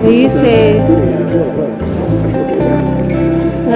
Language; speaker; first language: French; non-native, learner; Marathi